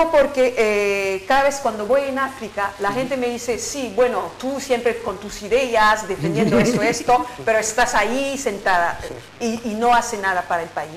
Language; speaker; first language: Spanish; non-native, fluent; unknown